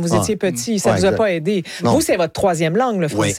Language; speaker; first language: French; native; French